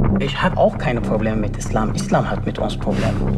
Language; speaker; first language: German; non-native, learner; Persian